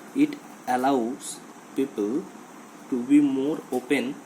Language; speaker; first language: English; non-native, local second language; Bangla